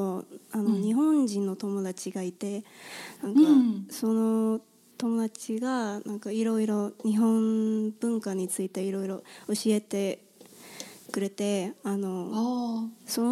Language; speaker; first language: Japanese; non-native, fluent; English